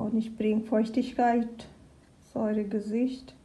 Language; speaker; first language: German; non-native, learner; Urdu